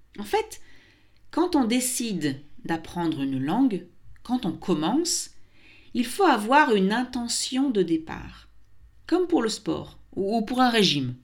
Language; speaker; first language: French; native; French